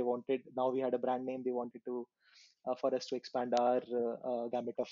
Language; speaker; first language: English; non-native, local second language; Hindi